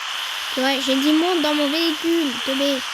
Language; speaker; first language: French; native; French